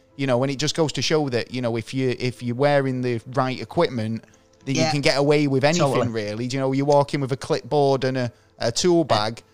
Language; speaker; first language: English; native; English